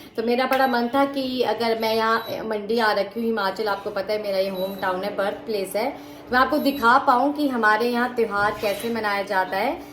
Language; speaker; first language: Hindi; native; Hindi